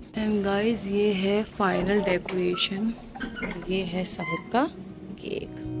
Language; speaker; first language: Hindi; native; Hindi